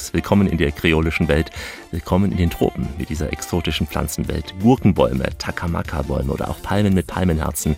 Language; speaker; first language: German; native; German